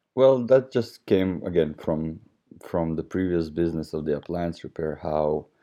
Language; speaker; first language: English; non-native, fluent; Russian